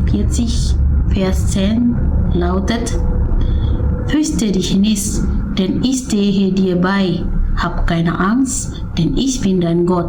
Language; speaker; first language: German; non-native, learner; Indonesian